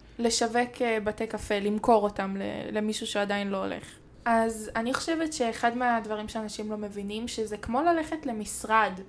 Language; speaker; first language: Hebrew; native; Hebrew